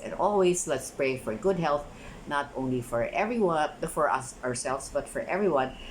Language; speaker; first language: English; non-native, local second language; Filipino